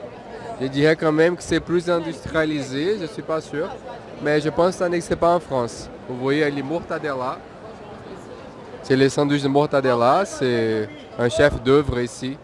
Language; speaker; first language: French; non-native, fluent; Portuguese